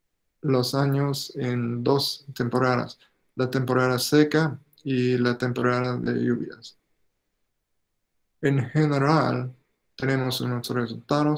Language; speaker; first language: Spanish; non-native, fluent; English